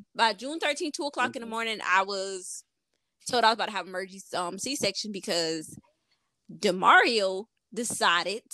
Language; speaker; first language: English; native; English